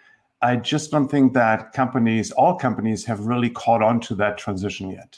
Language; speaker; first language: English; non-native, fluent; German